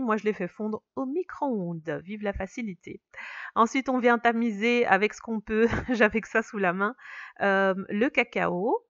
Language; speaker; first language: French; native; French